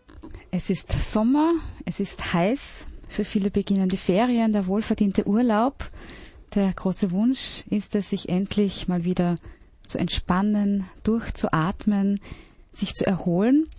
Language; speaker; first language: German; native; German